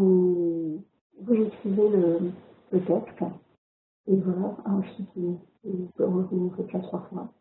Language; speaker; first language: French; native; French